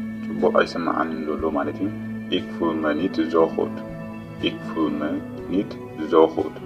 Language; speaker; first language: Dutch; non-native, learner; Tigrinya